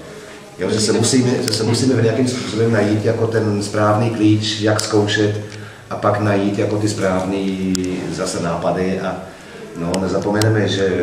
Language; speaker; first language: Czech; non-native, fluent; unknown